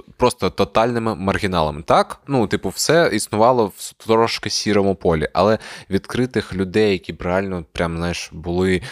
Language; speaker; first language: Ukrainian; non-native, local second language; Russian